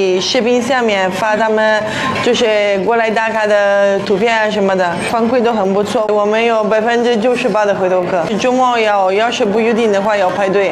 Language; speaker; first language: Chinese; non-native, fluent; Italian